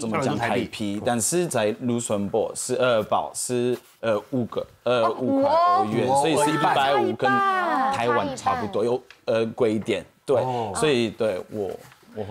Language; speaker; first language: Chinese; non-native, fluent; French